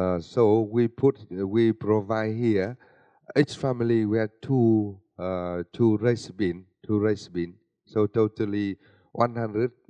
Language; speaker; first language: English; non-native, learner; Vietnamese